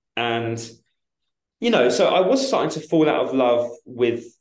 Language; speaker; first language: English; native; English